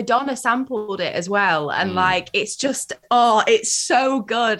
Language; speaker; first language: English; native; English